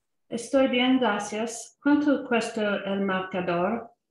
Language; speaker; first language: Spanish; non-native, learner; English